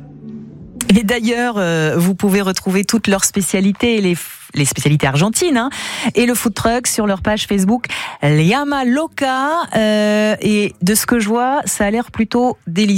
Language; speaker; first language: French; native; French